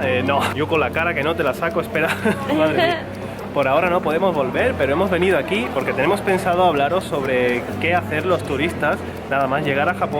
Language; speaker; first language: Spanish; native; Spanish